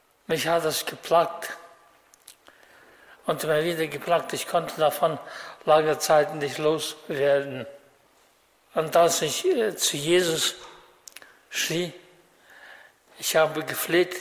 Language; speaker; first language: German; non-native, fluent; Russian